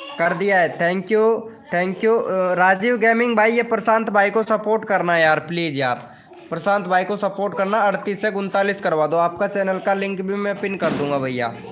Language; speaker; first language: Hindi; native; Hindi